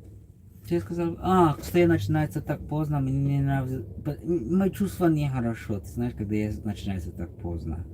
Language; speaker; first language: Russian; non-native, learner; English